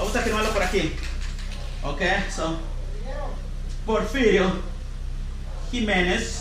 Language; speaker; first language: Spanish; native; Spanish